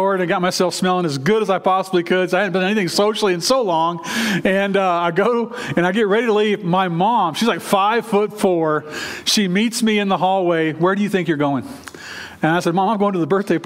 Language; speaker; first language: English; native; English